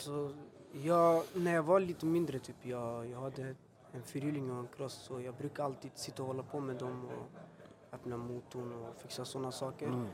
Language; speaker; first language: Swedish; early bilingual, other home language; Albanian